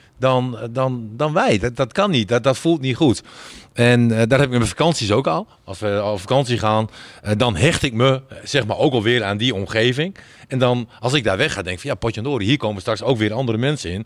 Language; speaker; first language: Dutch; native; Dutch